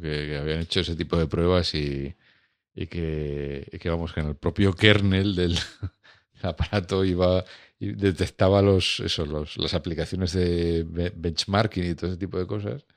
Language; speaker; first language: Spanish; native; Spanish